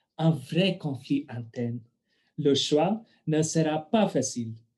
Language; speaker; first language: French; non-native, fluent; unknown